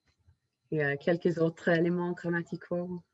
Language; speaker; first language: French; non-native, fluent; English